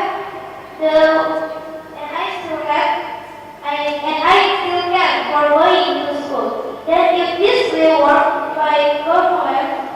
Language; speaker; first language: English; non-native, learner; Indonesian